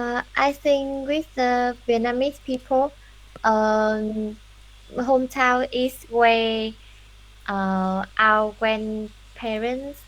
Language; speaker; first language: English; non-native, learner; Vietnamese